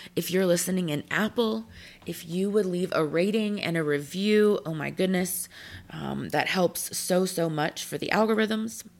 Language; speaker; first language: English; native; English